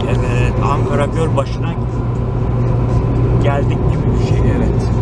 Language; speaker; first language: Turkish; native; Turkish